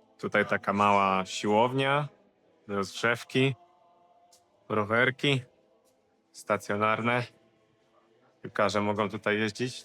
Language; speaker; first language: Polish; native; Polish